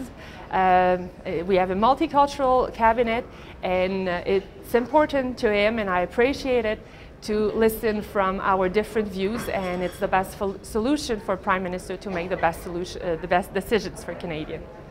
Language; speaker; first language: English; non-native, fluent; French